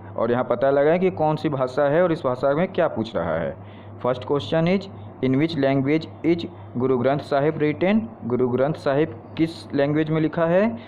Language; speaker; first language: Hindi; native; Hindi